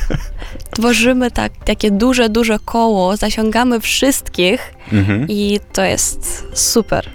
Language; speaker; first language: Polish; non-native, fluent; Romanian